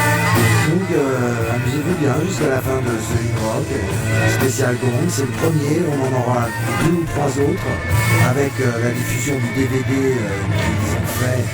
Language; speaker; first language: French; native; French